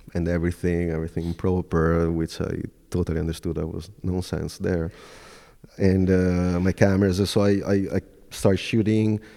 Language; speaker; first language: English; non-native, fluent; Italian